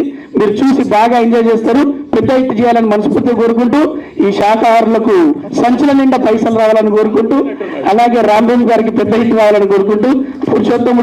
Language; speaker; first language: Telugu; native; Telugu